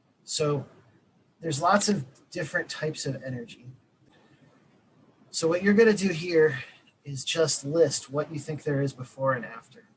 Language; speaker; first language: English; native; English